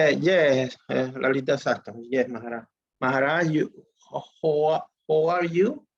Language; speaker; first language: English; non-native, learner; Spanish